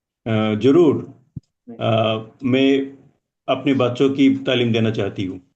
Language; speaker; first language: Hindi; non-native, learner; Bangla